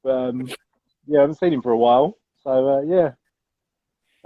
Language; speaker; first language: English; native; English